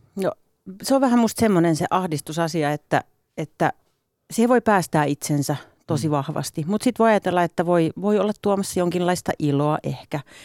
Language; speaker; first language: Finnish; native; Finnish